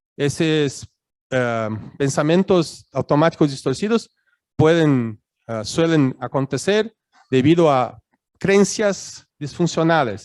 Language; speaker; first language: Spanish; non-native, fluent; Portuguese